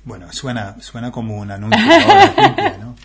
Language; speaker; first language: Spanish; non-native, fluent; English